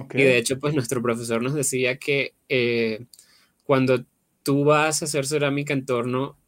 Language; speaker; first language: Spanish; native; Spanish